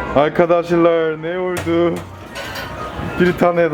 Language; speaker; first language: Turkish; non-native, learner; Korean